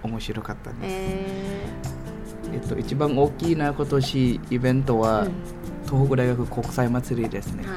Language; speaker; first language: Japanese; non-native, learner; Thai